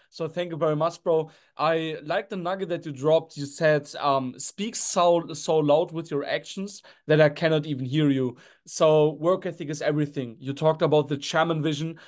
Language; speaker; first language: English; non-native, fluent; German